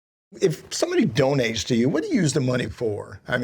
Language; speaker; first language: English; native; English